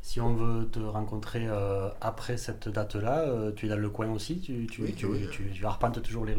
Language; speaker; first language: French; native; French